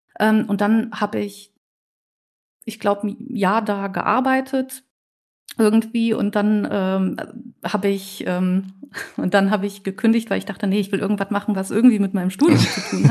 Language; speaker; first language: German; native; German